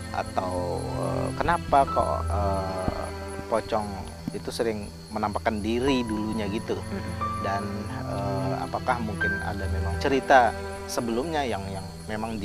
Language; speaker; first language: Indonesian; native; Indonesian